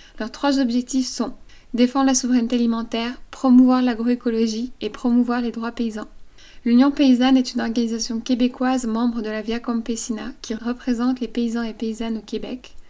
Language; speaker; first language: French; native; French